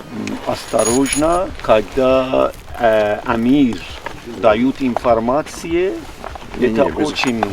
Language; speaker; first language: Russian; non-native, learner; Persian